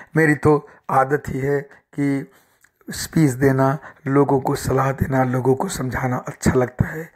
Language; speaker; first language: Hindi; native; Hindi